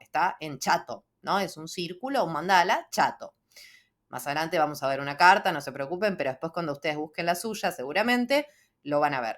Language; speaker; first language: Spanish; native; Spanish